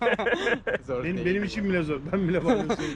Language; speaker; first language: Turkish; native; Turkish